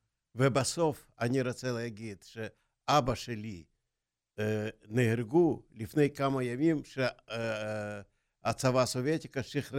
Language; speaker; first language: Hebrew; non-native, fluent; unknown